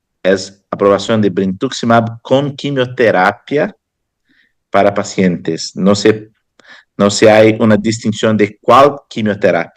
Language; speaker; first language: Spanish; non-native, fluent; Portuguese